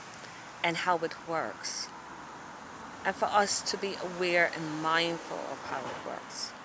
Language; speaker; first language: English; native; English